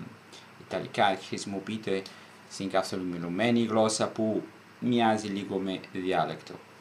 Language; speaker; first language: Greek; non-native, fluent; Italian